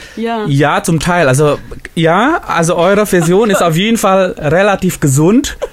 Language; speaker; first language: German; non-native, fluent; Indonesian